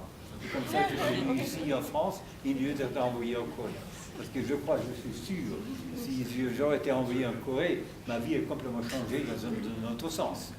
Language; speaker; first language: French; non-native, fluent; German